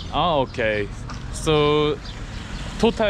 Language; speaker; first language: English; non-native, learner; Korean